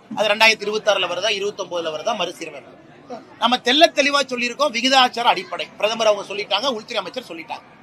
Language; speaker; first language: Tamil; native; Tamil